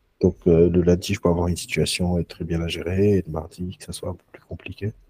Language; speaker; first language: French; non-native, local second language; Arabic